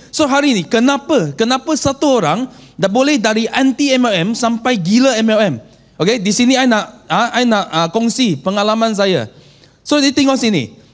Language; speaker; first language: Malay; non-native, local second language; Chinese